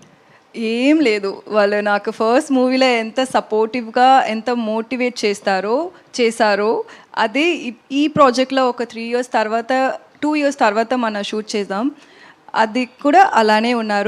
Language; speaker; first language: Telugu; non-native, learner; Tamil